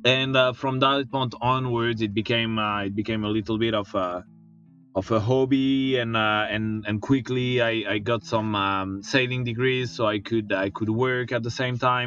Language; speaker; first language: English; non-native, fluent; French